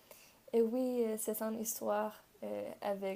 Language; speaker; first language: French; non-native, learner; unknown